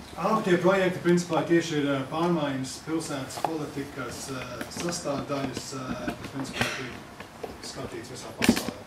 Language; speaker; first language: Latvian; early bilingual, heritage; English